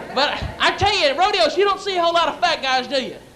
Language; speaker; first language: English; native; English